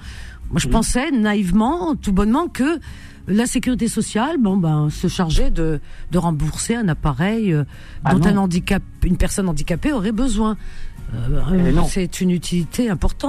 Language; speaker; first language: French; native; French